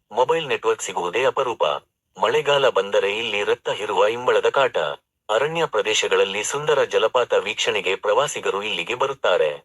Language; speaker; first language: Kannada; native; Kannada